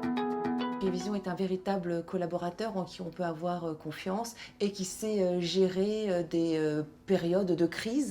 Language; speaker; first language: French; native; French